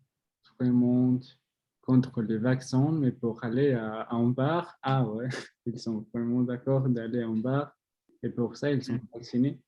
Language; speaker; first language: French; non-native, learner; Spanish